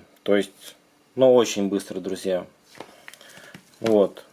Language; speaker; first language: Russian; native; Russian